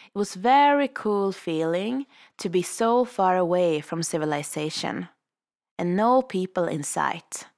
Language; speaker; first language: English; non-native, fluent; Swedish